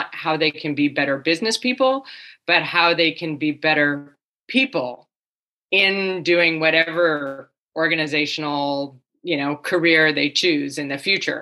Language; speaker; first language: English; native; English